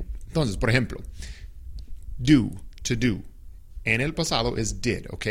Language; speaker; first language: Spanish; non-native, fluent; English